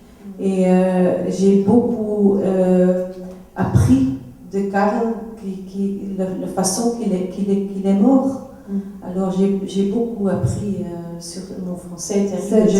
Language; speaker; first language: French; non-native, local second language; Dutch